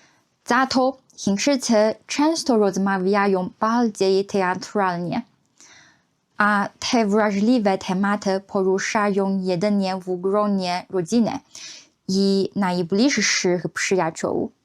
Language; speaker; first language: Polish; non-native, fluent; Chinese